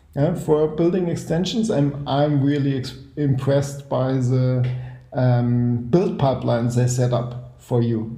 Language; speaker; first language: English; non-native, fluent; German